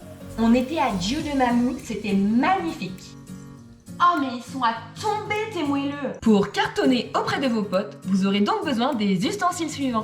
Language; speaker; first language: French; native; French